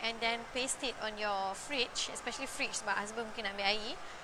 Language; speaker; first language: English; non-native, local second language; Malay